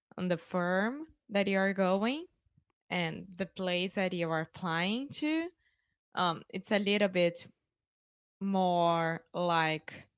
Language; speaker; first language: English; non-native, fluent; Portuguese